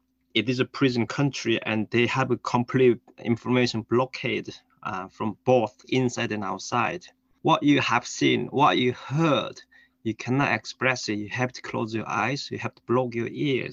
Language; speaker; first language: English; non-native, fluent; Korean